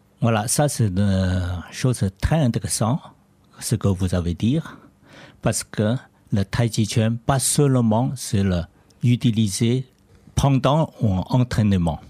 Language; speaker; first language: French; non-native, learner; Chinese